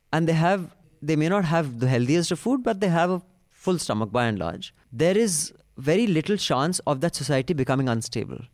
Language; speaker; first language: English; non-native, local second language; Hindi